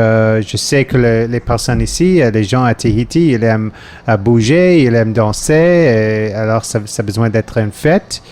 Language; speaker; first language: French; non-native, fluent; English